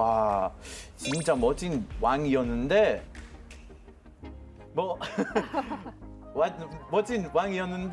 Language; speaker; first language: Korean; non-native, learner; Hebrew